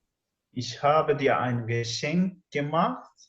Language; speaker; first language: German; non-native, learner; English